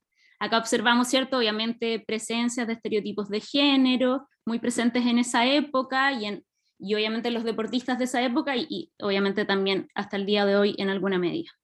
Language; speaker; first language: Spanish; native; Spanish